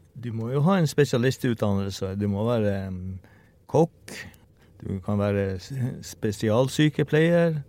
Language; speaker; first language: Norwegian; native; Norwegian